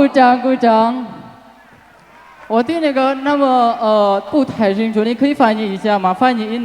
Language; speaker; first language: Chinese; non-native, fluent; Indonesian